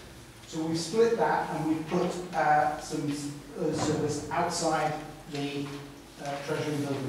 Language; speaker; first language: English; native; English